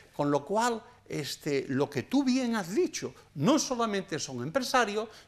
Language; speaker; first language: Spanish; native; Spanish